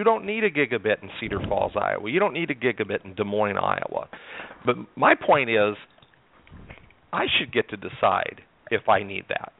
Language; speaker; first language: English; native; English